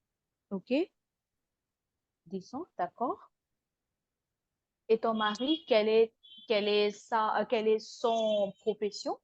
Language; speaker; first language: French; non-native, fluent; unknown